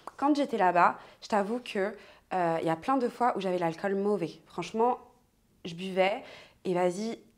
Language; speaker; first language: French; native; French